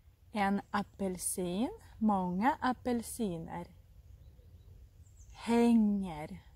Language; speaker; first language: Swedish; non-native, fluent; Russian